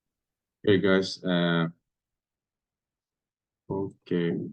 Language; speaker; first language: English; non-native, fluent; Russian